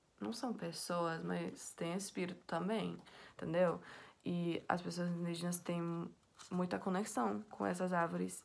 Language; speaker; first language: Portuguese; non-native, fluent; English